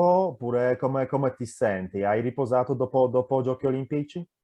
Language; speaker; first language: Italian; non-native, fluent; Polish